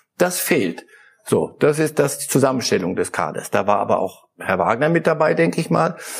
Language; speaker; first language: German; early bilingual, other home language; Polish